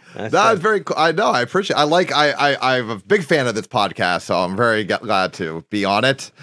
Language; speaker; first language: English; native; English